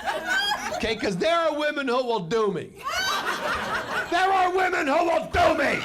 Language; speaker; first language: English; native; English